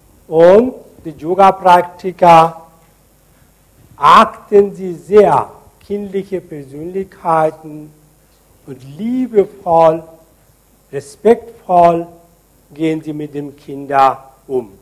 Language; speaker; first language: German; non-native, fluent; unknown